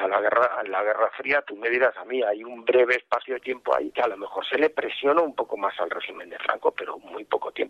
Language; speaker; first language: Spanish; native; Spanish